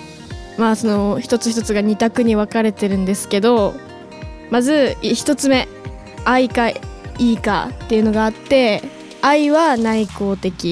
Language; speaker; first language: Japanese; native; Japanese